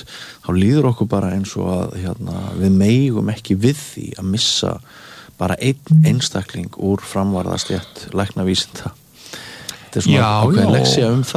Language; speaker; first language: Icelandic; native; Icelandic